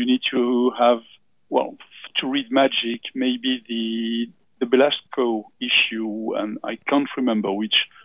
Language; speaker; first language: English; non-native, fluent; French